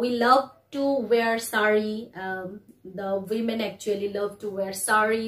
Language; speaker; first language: English; non-native, local second language; Bangla